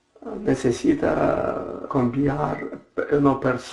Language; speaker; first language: Spanish; non-native, learner; Russian